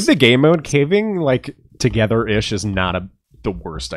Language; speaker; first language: English; native; English